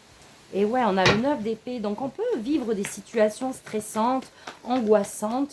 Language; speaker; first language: French; native; French